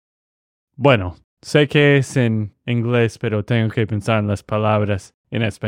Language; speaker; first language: Spanish; non-native, fluent; English